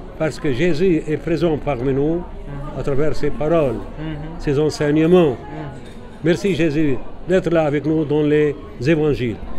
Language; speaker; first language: French; non-native, local second language; Arabic